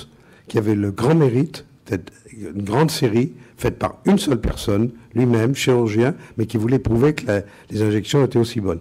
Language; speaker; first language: French; native; French